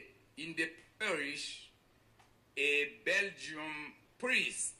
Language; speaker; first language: English; non-native, learner; Haitian Creole